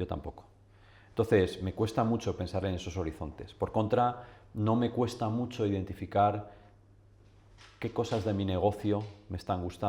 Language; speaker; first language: Spanish; native; Spanish